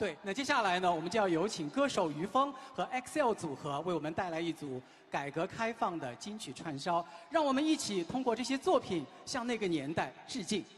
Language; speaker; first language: Chinese; native; Chinese